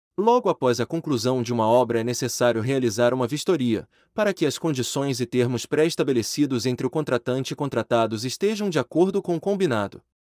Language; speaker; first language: Portuguese; native; Portuguese